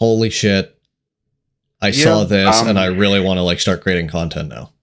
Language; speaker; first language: English; native; English